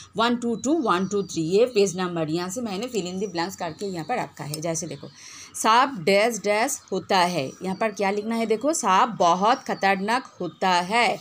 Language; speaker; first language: Hindi; non-native, local second language; Bangla